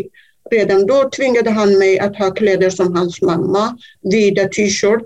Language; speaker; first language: Swedish; non-native, fluent; Kurdish